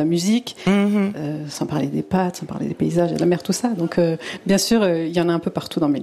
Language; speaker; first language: French; early bilingual, other home language; Italian